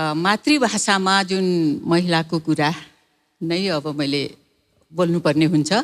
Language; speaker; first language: Nepali; non-native, local second language; Newari